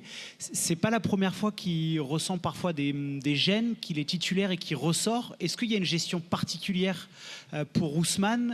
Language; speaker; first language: French; native; French